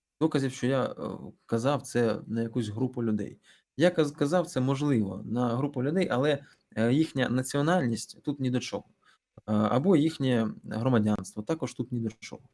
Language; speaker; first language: Ukrainian; non-native, local second language; Russian